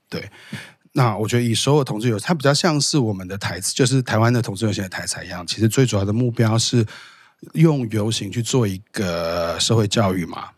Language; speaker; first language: Chinese; native; Chinese